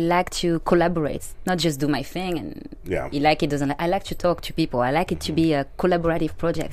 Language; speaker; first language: English; non-native, fluent; French